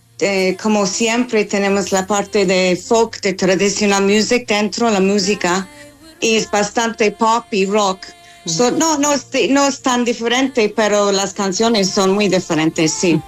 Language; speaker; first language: Spanish; non-native, learner; English